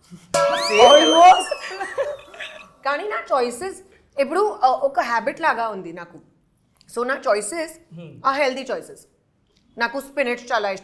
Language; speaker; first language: Telugu; non-native, local second language; Hindi